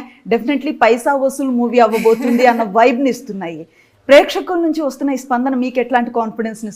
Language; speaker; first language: Telugu; native; Telugu